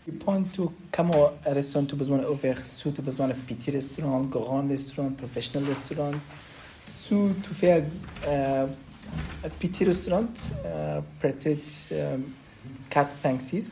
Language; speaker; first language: French; non-native, learner; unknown